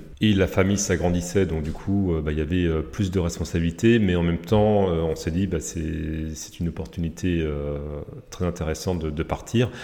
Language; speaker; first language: French; native; French